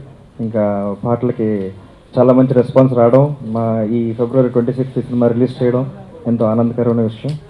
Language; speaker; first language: Telugu; native; Telugu